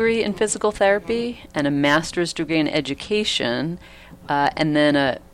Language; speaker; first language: English; native; English